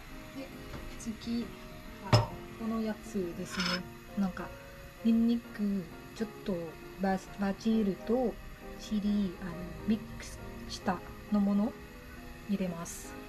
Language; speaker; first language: Japanese; non-native, learner; Lao